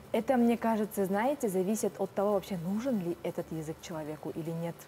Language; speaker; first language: Russian; native; Russian